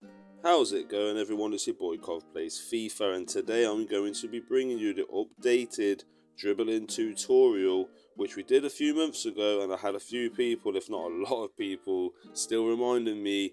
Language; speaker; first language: English; native; English